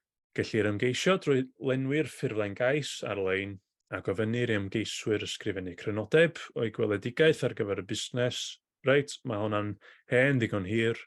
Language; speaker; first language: Welsh; native; Welsh